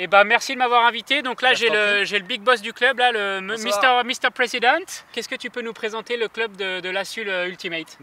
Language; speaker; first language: French; native; French